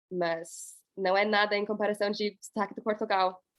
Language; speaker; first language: Portuguese; non-native, fluent; English